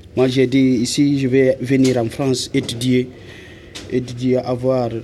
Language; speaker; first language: French; non-native, local second language; Fula